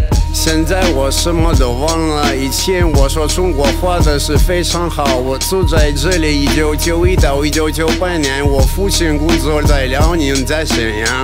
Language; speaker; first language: Chinese; non-native, learner; Russian